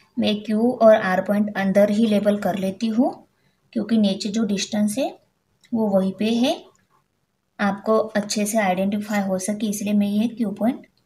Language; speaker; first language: Hindi; non-native, local second language; Marathi